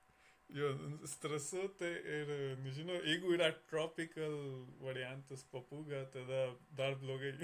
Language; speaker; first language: Lithuanian; non-native, learner; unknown